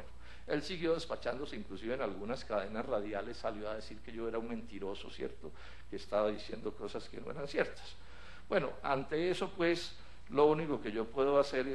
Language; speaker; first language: Spanish; native; Spanish